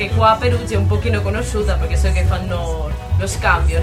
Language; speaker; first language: Italian; non-native, fluent; Spanish